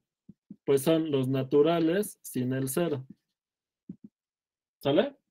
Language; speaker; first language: Spanish; native; Spanish